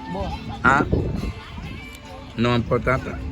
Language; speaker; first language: Spanish; non-native, learner; English